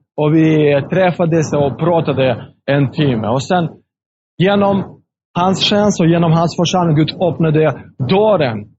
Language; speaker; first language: Swedish; non-native, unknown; Russian